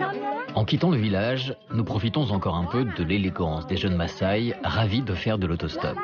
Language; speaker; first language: French; native; French